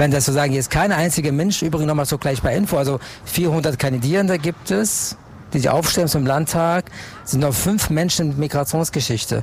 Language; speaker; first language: German; non-native, fluent; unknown